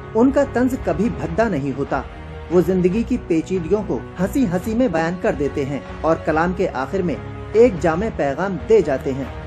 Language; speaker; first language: Urdu; native; Urdu